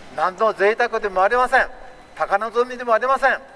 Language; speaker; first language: Japanese; native; Japanese